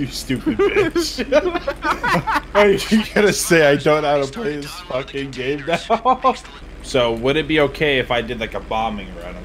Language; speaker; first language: English; native; English